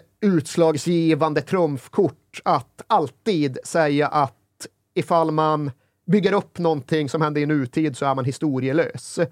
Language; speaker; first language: Swedish; native; Swedish